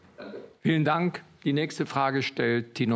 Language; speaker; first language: German; native; German